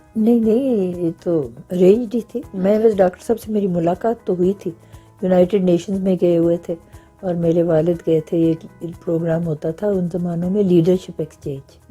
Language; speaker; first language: Urdu; non-native, local second language; Punjabi